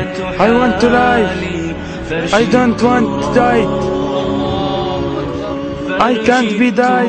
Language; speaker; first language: English; non-native, learner; Arabic